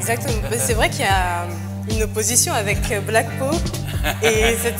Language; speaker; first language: French; native; French